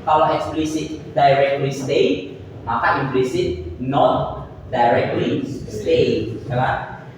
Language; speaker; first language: English; non-native, fluent; Indonesian